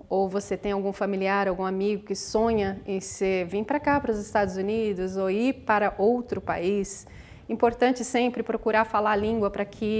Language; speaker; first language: English; non-native, learner; Portuguese